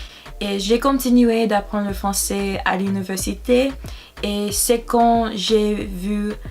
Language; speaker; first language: French; non-native, learner; English